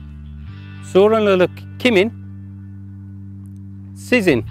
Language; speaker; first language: Turkish; non-native, learner; English